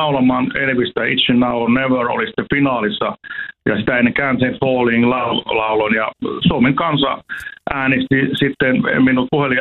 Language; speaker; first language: Finnish; native; Finnish